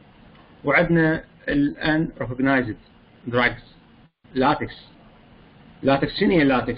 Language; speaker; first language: Arabic; native; Arabic